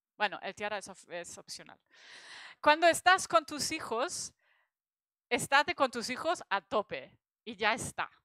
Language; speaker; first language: Spanish; non-native, fluent; German